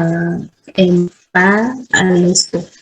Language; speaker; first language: French; non-native, learner; Vietnamese